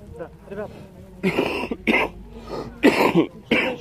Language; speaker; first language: Russian; non-native, learner; Turkish